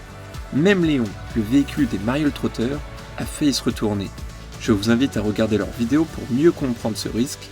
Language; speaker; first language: French; native; French